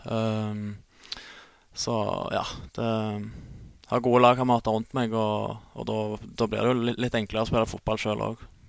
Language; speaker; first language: Norwegian; native; Norwegian